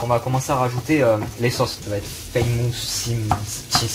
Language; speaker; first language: French; native; French